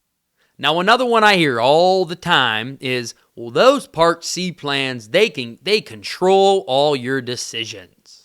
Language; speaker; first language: English; native; English